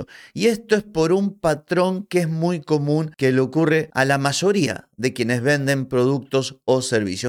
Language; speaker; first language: Spanish; native; Spanish